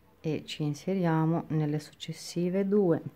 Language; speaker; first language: Italian; native; Italian